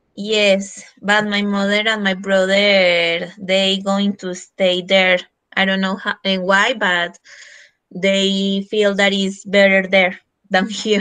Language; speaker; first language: English; non-native, learner; Spanish